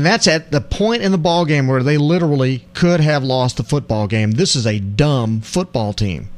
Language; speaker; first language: English; native; English